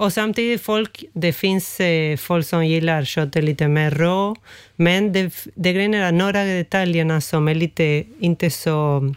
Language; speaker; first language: Swedish; non-native, fluent; Spanish